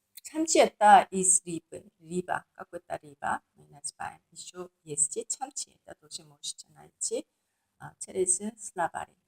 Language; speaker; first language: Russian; non-native, learner; Korean